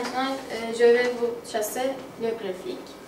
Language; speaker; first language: French; non-native, learner; Turkish